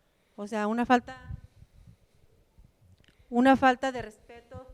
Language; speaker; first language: Spanish; native; Spanish